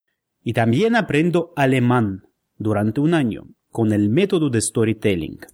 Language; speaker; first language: Spanish; non-native, fluent; Russian